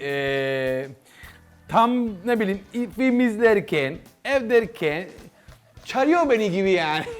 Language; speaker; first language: Turkish; non-native, learner; Italian